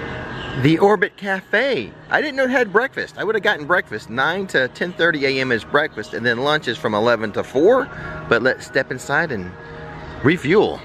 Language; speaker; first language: English; native; English